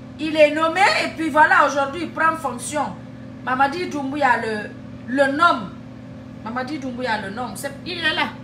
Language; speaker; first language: French; non-native, local second language; Fula